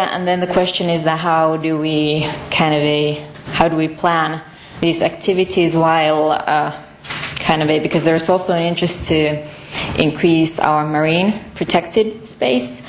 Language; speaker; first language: English; non-native, fluent; Finnish